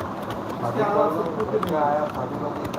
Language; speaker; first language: Hindi; non-native, local second language; Santali